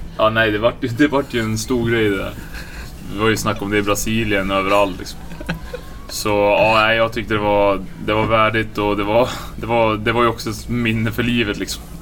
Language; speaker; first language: Swedish; native; Swedish